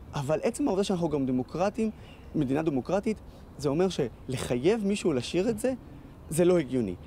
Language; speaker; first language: Hebrew; non-native, local second language; Arabic